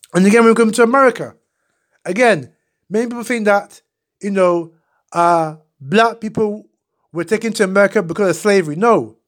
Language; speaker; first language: English; non-native, local second language; Akan